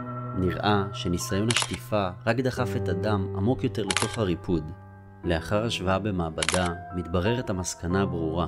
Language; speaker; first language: Hebrew; native; Hebrew